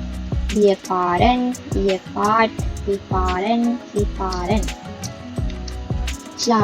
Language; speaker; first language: German; non-native, fluent; Sinhala